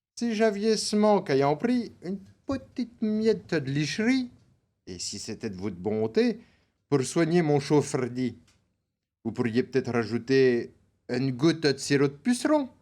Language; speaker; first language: French; native; French